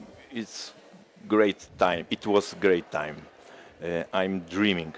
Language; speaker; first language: English; non-native, learner; Polish